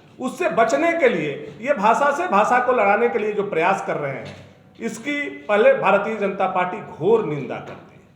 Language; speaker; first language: Hindi; native; Hindi